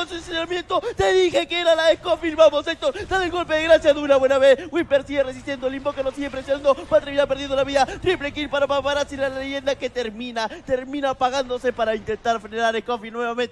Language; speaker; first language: Spanish; native; Spanish